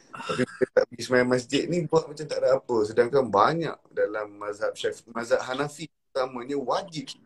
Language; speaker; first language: Malay; native; Malay